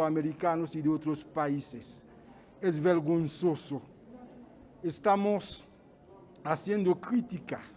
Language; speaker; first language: Spanish; non-native, fluent; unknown